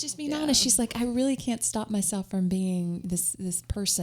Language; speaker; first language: English; native; English